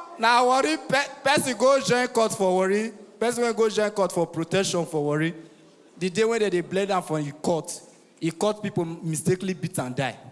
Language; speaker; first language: Nigerian Pidgin; native; Nigerian Pidgin